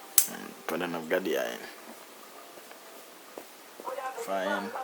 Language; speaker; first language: French; non-native, learner; Haitian Creole